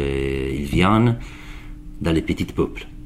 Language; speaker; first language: French; non-native, learner; Italian